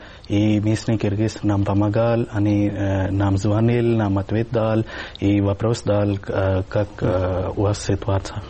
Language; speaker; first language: Russian; non-native, learner; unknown